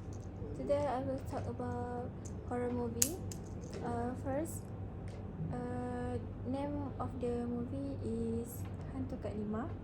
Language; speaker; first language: English; non-native, learner; Malay